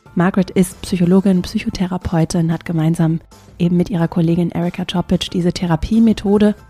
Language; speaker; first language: German; native; German